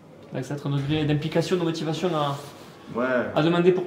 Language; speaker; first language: French; native; French